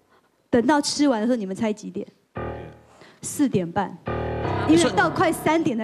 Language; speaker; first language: Chinese; native; Chinese